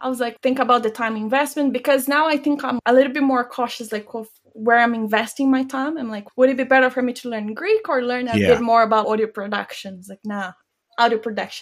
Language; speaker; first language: English; non-native, fluent; Bulgarian